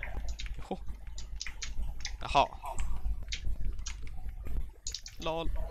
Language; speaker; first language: Swedish; native; Swedish